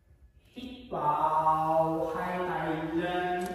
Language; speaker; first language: Vietnamese; non-native, learner; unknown